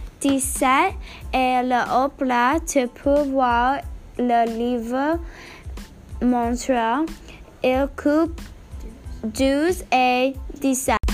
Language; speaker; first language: French; non-native, learner; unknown